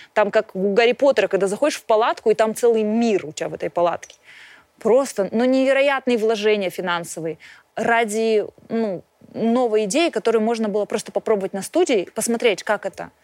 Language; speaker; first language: Russian; native; Russian